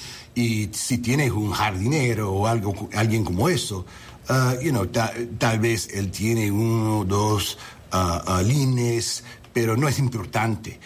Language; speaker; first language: Spanish; non-native, learner; English